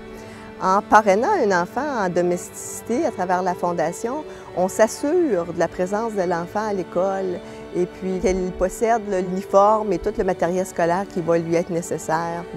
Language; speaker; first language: French; native; French